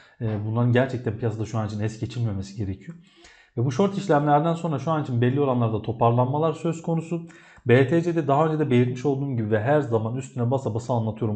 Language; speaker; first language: Turkish; native; Turkish